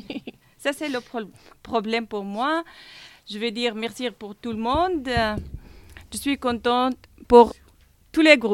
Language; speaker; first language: French; non-native, learner; Kurdish